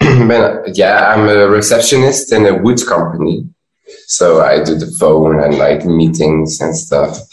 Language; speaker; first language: English; non-native, fluent; Dutch